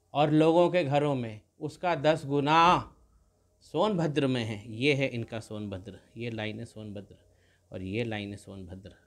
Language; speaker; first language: Hindi; native; Hindi